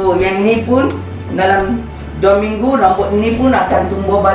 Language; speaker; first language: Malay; non-native, local second language; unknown